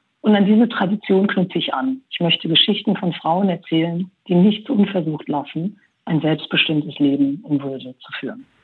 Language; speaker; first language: German; early bilingual, other home language; Persian